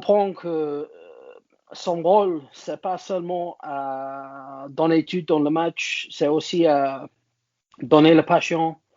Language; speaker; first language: French; non-native, learner; English